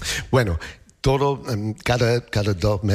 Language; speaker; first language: Spanish; non-native, fluent; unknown